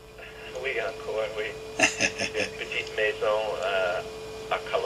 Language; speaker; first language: French; non-native, learner; English